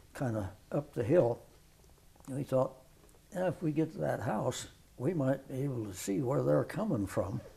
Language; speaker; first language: English; native; English